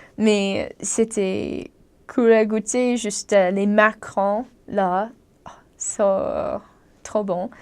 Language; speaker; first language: French; non-native, fluent; English